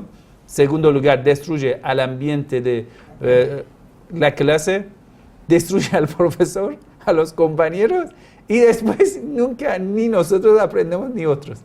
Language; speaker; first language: Spanish; non-native, fluent; Persian